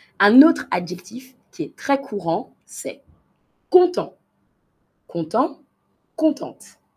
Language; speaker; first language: French; native; French